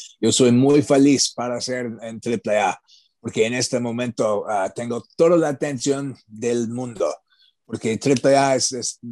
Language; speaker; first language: Spanish; non-native, learner; English